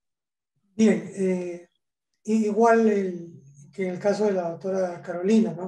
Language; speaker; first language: Spanish; native; Spanish